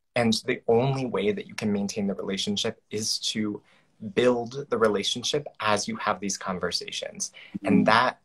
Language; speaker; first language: English; native; English